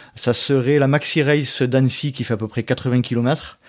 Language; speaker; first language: French; native; French